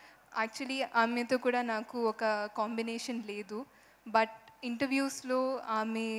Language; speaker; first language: Telugu; non-native, fluent; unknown